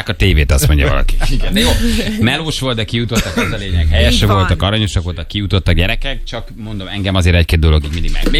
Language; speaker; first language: Hungarian; native; Hungarian